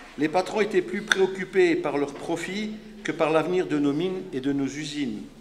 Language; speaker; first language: French; native; French